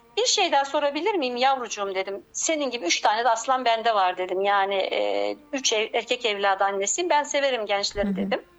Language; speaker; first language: Turkish; native; Turkish